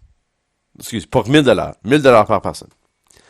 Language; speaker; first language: French; non-native, local second language; English